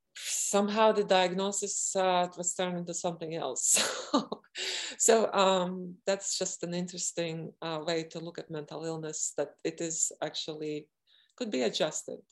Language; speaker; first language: English; non-native, fluent; Latvian